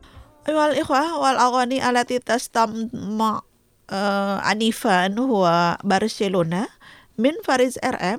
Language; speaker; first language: Arabic; non-native, fluent; Indonesian